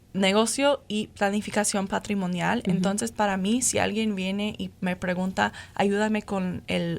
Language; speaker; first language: Spanish; non-native, fluent; English